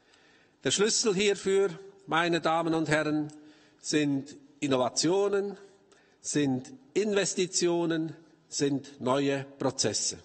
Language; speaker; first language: German; native; German